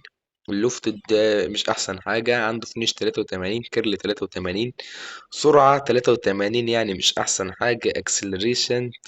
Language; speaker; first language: Arabic; native; Arabic